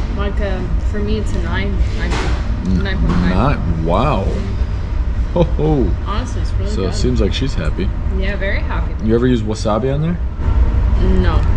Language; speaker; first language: English; native; English